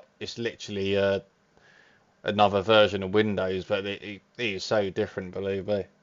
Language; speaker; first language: English; native; English